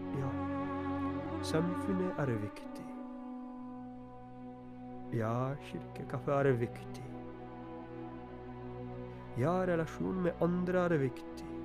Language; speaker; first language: Norwegian; non-native, fluent; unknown